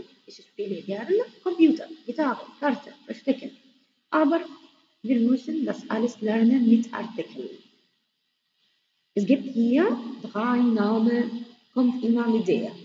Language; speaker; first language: German; non-native, fluent; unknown